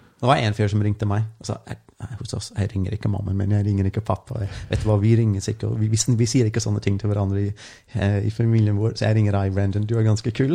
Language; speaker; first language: Norwegian; non-native, fluent; English